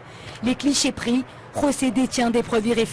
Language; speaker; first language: French; non-native, local second language; Arabic